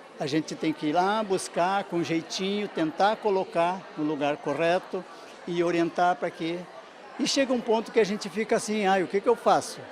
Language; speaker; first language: Portuguese; native; Portuguese